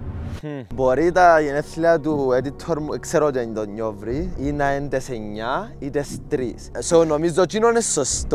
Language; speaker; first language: Greek; native; Greek